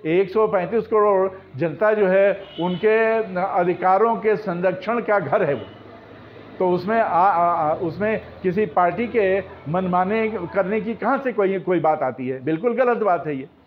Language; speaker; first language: Hindi; native; Hindi